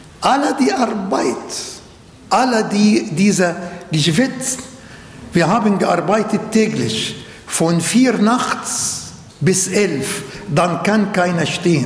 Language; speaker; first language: German; non-native, learner; Arabic